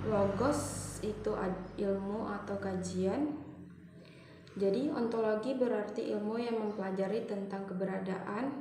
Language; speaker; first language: Indonesian; native; Indonesian